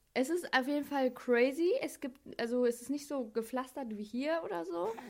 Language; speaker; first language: German; native; German